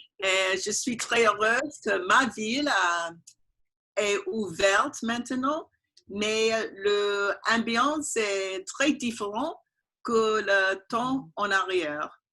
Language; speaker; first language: French; non-native, learner; English